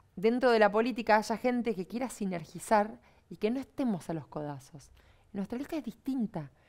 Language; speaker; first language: Spanish; native; Spanish